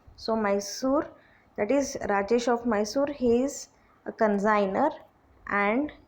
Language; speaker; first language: English; non-native, local second language; Kannada